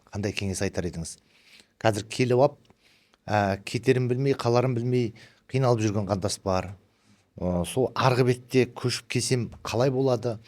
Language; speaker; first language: Kazakh; early bilingual, heritage; Kazakh